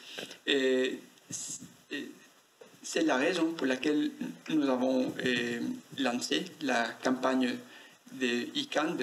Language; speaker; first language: French; non-native, learner; Spanish